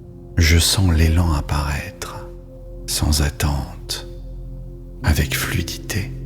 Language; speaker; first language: French; native; French